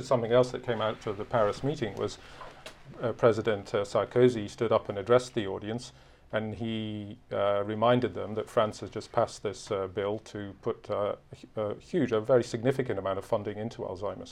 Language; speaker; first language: English; native; English